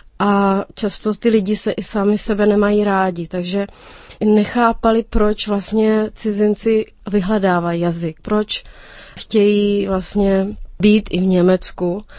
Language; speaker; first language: Czech; native; Czech